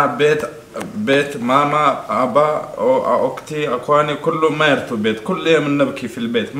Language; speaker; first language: Arabic; non-native, learner; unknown